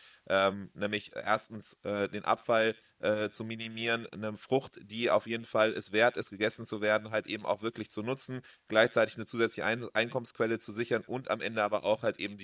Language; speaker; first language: German; native; German